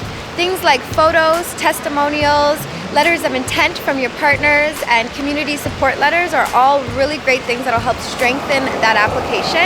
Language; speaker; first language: English; native; English